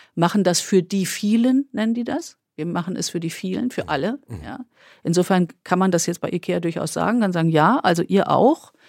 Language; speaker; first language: German; native; German